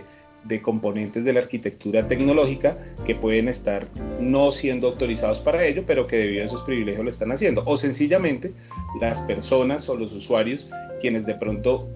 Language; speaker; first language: Spanish; native; Spanish